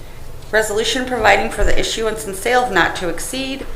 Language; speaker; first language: English; native; English